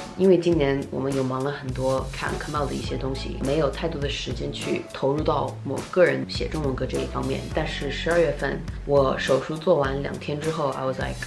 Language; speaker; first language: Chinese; early bilingual, heritage; Chinese